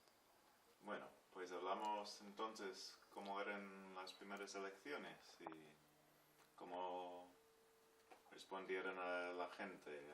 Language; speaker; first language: Spanish; non-native, fluent; English